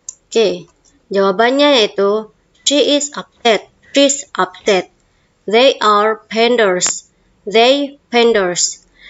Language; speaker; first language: English; non-native, fluent; Indonesian